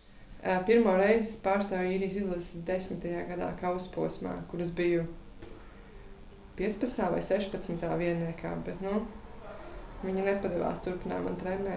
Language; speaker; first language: Latvian; native; Latvian